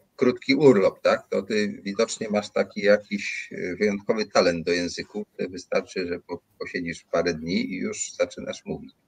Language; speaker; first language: Polish; native; Polish